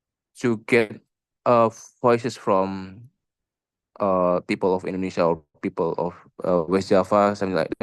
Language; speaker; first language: English; non-native, local second language; Indonesian